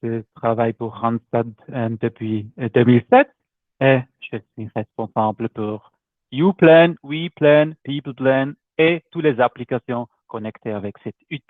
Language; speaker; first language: French; non-native, learner; German